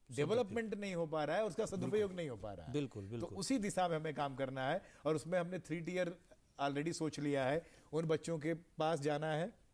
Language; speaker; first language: Hindi; native; Hindi